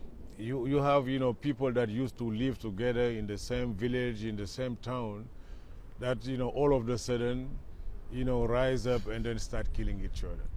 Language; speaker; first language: English; non-native, fluent; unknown